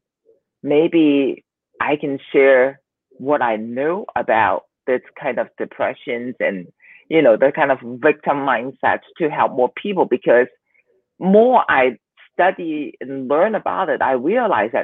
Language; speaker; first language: English; non-native, local second language; Cantonese